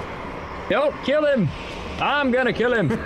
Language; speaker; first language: English; native; English